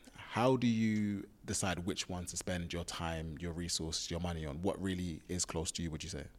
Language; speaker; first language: English; early bilingual, other home language; Yoruba